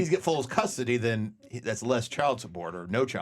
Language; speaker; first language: English; native; English